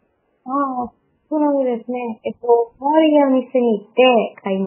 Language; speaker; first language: Japanese; non-native, learner; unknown